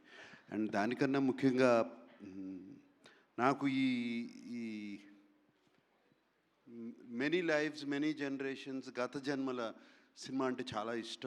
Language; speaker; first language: Telugu; native; Telugu